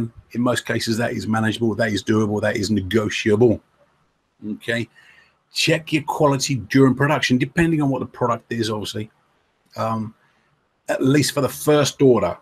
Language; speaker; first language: English; native; English